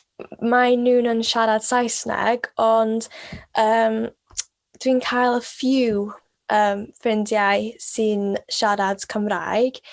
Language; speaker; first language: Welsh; non-native, local second language; English